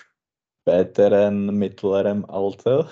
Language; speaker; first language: German; non-native, learner; Czech